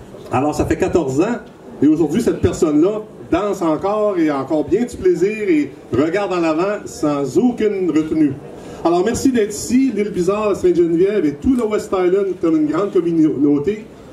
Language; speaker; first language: French; native; French